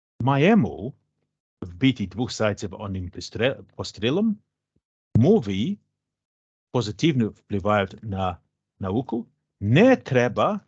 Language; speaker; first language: Ukrainian; non-native, learner; English